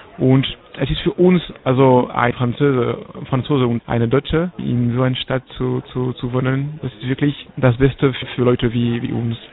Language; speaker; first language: German; non-native, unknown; French